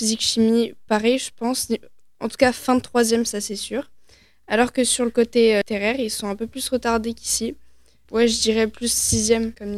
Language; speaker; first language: French; native; French